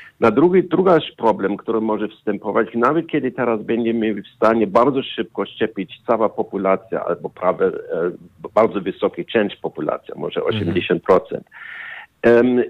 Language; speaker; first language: Polish; non-native, learner; German